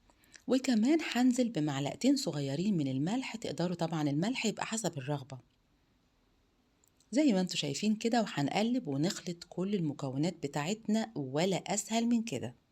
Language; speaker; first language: Arabic; native; Arabic